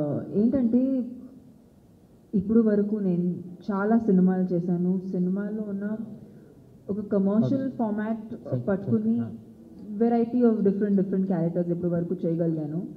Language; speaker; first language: Telugu; non-native, fluent; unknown